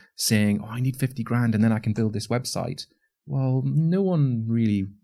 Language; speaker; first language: English; native; English